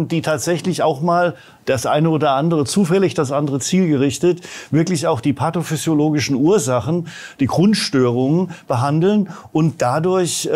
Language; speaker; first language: German; native; German